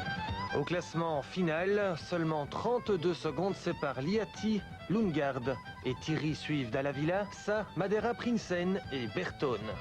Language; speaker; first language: French; native; French